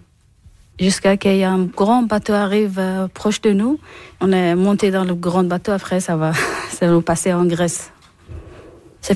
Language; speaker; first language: French; non-native, learner; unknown